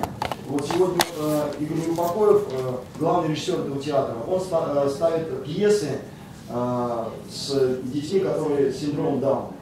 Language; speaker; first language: Russian; native; Russian